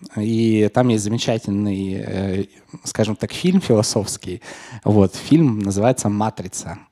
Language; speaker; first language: Russian; native; Russian